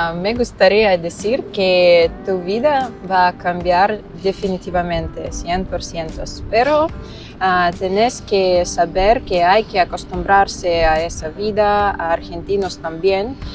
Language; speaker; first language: Spanish; non-native, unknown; Russian